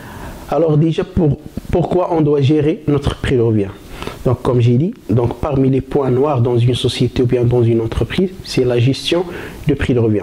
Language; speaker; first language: French; non-native, local second language; Arabic